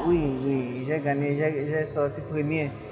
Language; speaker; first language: French; non-native, local second language; English